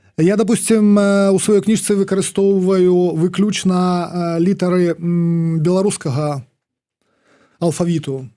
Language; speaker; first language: Belarusian; non-native, local second language; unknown